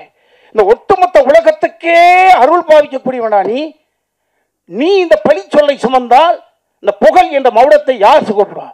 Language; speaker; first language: Tamil; native; Tamil